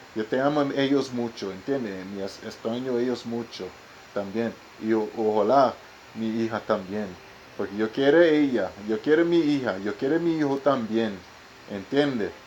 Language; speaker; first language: Spanish; non-native, learner; English